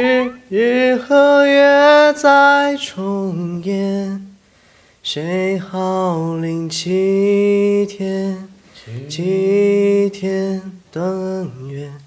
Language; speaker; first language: Chinese; native; Chinese